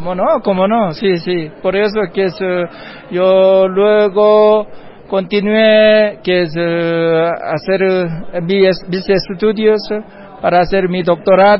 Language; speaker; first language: Spanish; non-native, fluent; Korean